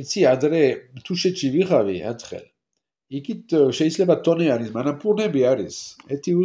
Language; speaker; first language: Georgian; non-native, learner; French